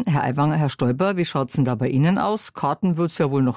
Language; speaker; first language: German; native; German